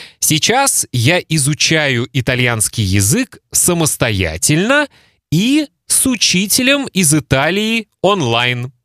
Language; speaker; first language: Russian; native; Russian